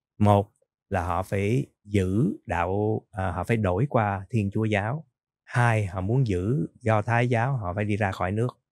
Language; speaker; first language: Vietnamese; native; Vietnamese